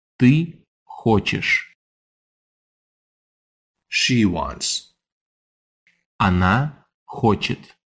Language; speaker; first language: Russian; non-native, fluent; English